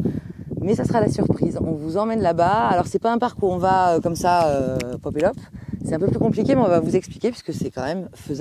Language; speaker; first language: French; native; French